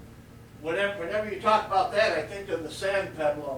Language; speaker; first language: English; native; English